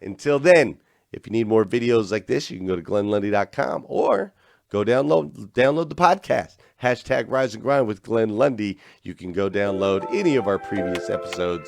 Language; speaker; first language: English; native; English